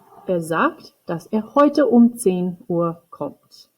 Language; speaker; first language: German; non-native, fluent; English